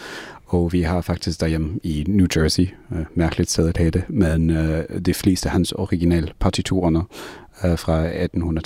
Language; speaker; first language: Danish; non-native, fluent; English